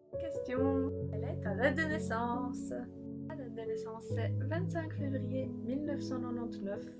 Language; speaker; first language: French; early bilingual, other home language; Polish